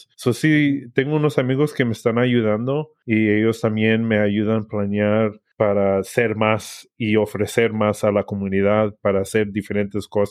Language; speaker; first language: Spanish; early bilingual, heritage; English